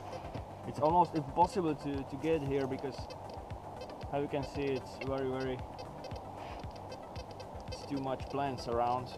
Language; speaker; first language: English; non-native, fluent; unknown